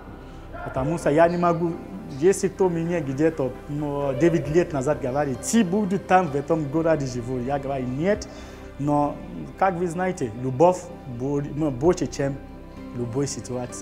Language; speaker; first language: Russian; non-native, learner; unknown